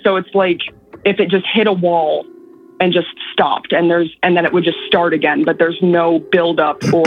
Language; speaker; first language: English; native; English